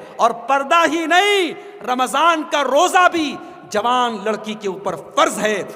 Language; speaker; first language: Urdu; native; Urdu